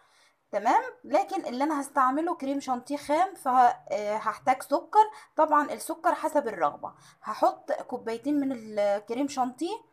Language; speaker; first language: Arabic; native; Arabic